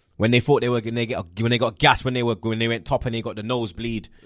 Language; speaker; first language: English; native; English